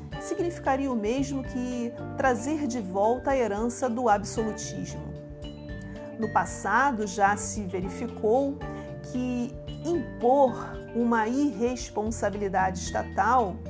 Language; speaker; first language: Portuguese; native; Portuguese